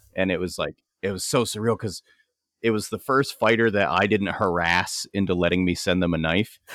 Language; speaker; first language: English; native; English